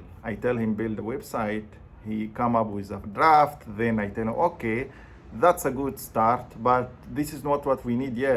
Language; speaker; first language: English; non-native, fluent; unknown